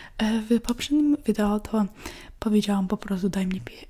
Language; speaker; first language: Polish; early bilingual, heritage; English